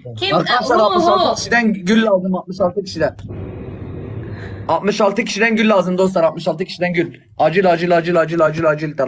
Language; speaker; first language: Turkish; native; Turkish